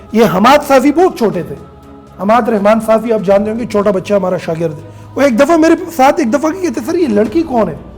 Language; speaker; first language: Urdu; non-native, local second language; Pashto